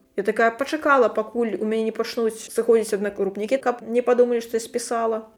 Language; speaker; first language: Belarusian; non-native, local second language; Russian